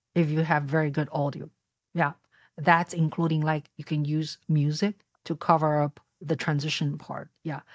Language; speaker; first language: English; non-native, fluent; Chinese